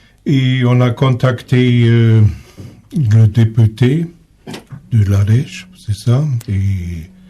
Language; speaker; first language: French; non-native, learner; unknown